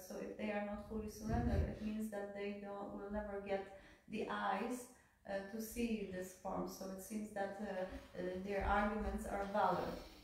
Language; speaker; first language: English; non-native, fluent; Polish